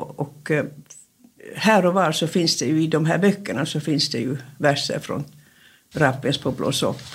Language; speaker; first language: Swedish; native; Swedish